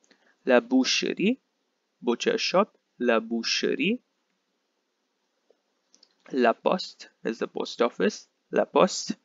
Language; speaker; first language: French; non-native, fluent; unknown